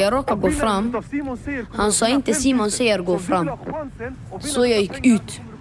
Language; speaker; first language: Swedish; early bilingual, other home language; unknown